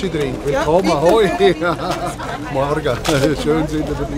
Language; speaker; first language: German; native; German